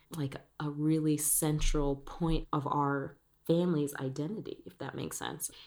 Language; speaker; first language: English; early bilingual, other home language; Spanish